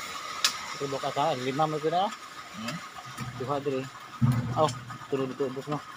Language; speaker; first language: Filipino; non-native, local second language; Cebuano